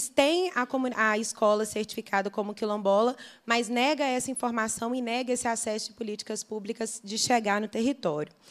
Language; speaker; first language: Portuguese; native; Portuguese